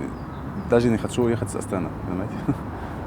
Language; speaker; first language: Russian; non-native, learner; Arabic